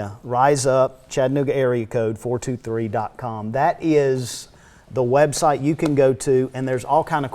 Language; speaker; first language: English; native; English